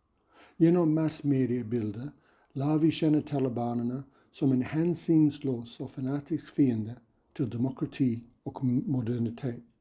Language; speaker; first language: Swedish; non-native, fluent; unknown